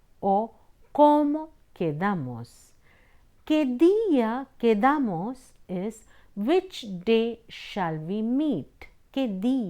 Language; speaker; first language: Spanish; non-native, fluent; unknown